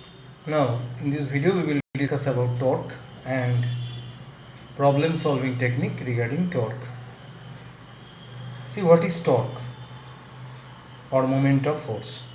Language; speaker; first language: English; non-native, local second language; Bangla